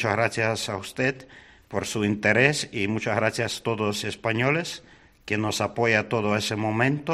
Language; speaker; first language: Spanish; non-native, learner; Ukrainian